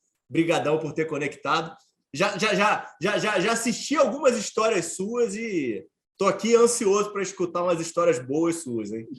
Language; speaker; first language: Portuguese; native; Portuguese